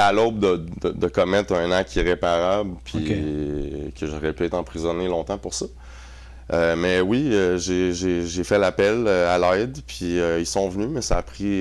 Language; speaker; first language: French; native; French